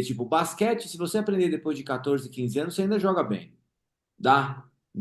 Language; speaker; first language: Portuguese; native; Portuguese